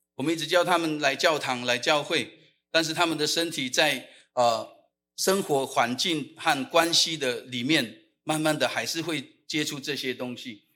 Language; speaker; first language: Chinese; non-native, local second language; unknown